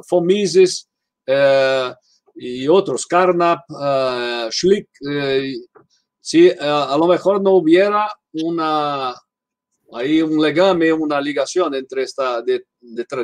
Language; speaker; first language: Spanish; non-native, fluent; Portuguese